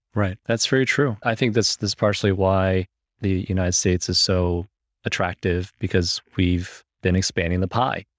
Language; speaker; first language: English; early bilingual, other home language; Chinese